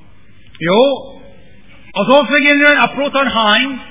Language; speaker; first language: Hungarian; non-native, learner; English